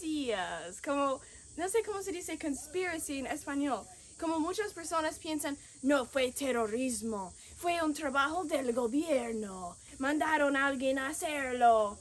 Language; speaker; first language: Spanish; non-native, fluent; English